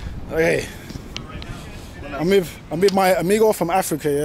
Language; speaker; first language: English; native; English